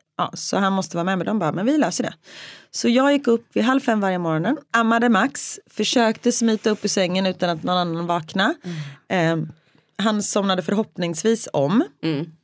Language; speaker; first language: Swedish; native; Swedish